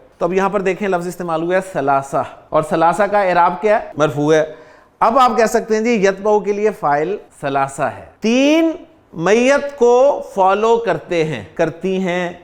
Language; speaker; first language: Urdu; native; Urdu